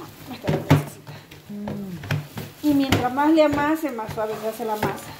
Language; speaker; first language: Spanish; native; Spanish